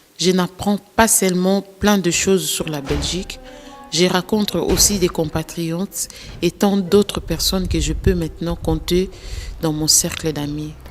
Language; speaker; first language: French; native; French